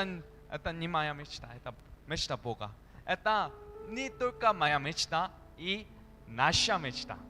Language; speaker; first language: Russian; non-native, learner; Korean